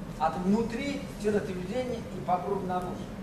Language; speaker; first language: Russian; non-native, learner; Chinese